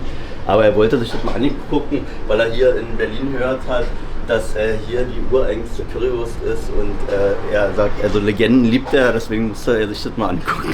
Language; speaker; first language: German; native; German